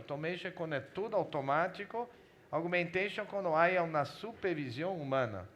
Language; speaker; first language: Spanish; non-native, fluent; Portuguese